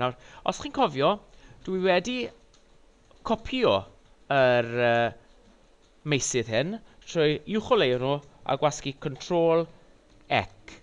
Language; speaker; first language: Welsh; non-native, local second language; English